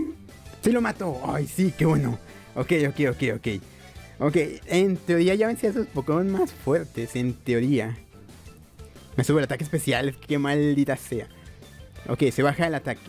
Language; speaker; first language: Spanish; native; Spanish